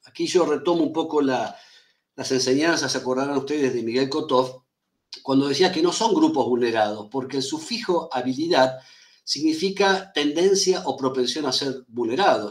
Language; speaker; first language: Spanish; native; Spanish